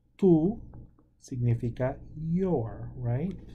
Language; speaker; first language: Spanish; non-native, fluent; English